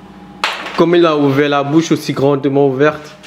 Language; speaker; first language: French; native; French